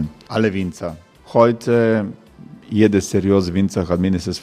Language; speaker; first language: German; non-native, learner; Croatian